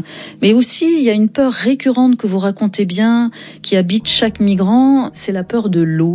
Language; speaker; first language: French; native; French